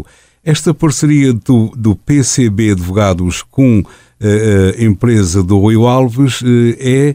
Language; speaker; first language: Portuguese; native; Portuguese